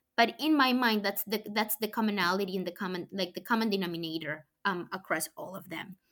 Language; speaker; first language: English; non-native, fluent; Spanish